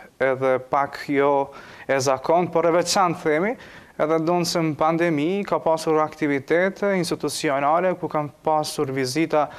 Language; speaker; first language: Albanian; non-native, local second language; Romany